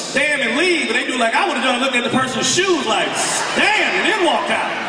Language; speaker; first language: English; native; English